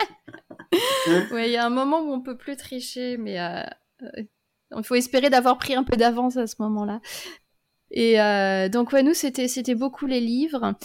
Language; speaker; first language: French; native; French